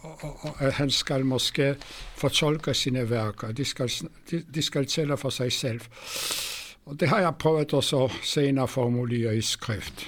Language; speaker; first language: Swedish; non-native, fluent; Polish